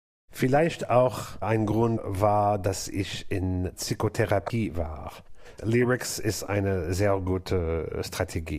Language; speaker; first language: German; non-native, learner; English